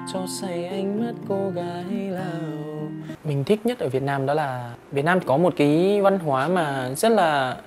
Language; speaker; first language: Vietnamese; early bilingual, other home language; Lao